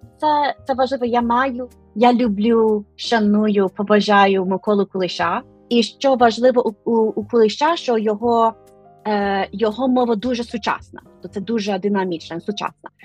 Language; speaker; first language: Ukrainian; non-native, fluent; English